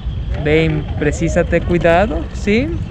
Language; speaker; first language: Portuguese; non-native, fluent; Spanish